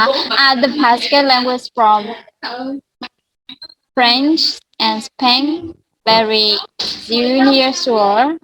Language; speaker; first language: English; non-native, learner; Vietnamese